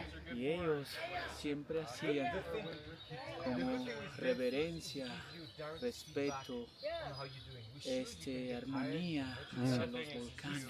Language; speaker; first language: Spanish; non-native, local second language; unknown